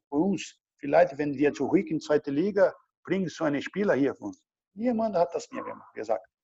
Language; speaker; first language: German; non-native, learner; Portuguese